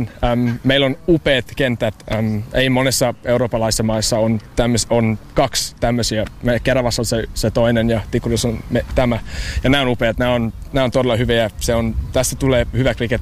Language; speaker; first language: Finnish; early bilingual, heritage; English